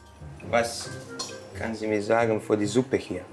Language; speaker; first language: German; non-native, fluent; Croatian